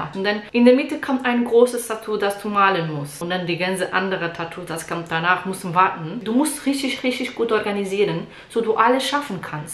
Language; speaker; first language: German; non-native, learner; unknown